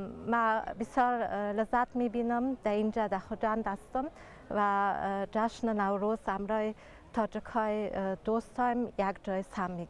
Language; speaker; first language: Persian; early bilingual, heritage; Persian